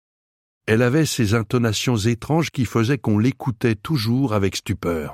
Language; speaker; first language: French; native; French